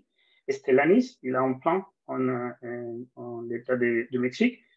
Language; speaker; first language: French; non-native, fluent; Spanish